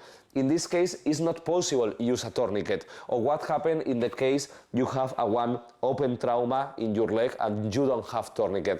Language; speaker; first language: English; non-native, learner; Spanish